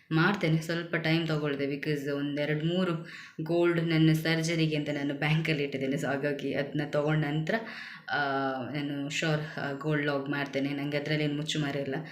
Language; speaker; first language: Kannada; native; Kannada